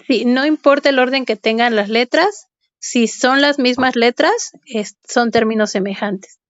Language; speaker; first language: Spanish; native; Spanish